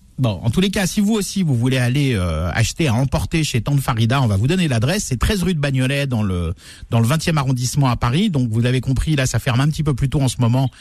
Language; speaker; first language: French; native; French